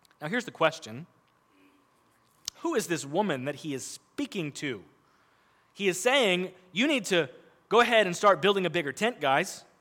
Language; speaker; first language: English; native; English